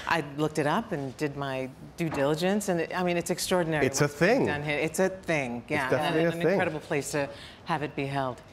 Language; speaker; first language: English; native; English